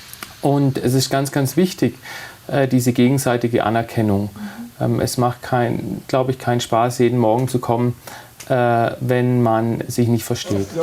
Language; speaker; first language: German; native; German